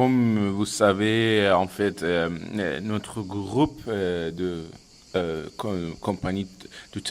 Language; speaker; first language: French; non-native, fluent; Persian